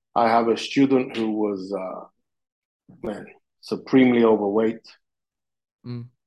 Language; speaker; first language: English; non-native, fluent; Italian